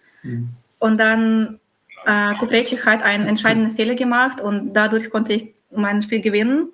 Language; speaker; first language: German; non-native, fluent; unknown